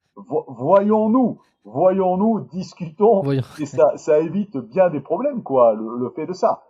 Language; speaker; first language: French; native; French